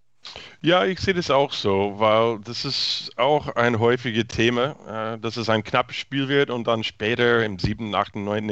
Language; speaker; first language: German; non-native, fluent; English